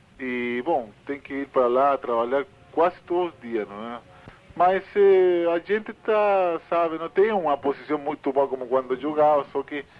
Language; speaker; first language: Portuguese; non-native, fluent; Spanish